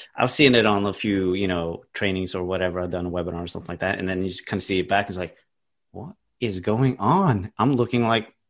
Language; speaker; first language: English; non-native, fluent; Norwegian